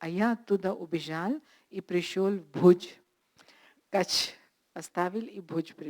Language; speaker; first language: Russian; non-native, learner; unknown